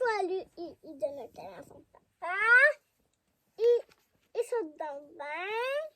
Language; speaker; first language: French; native; French